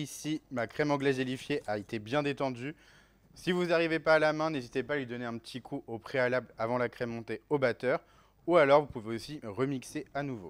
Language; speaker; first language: French; native; French